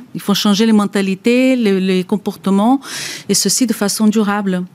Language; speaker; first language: French; non-native, fluent; Portuguese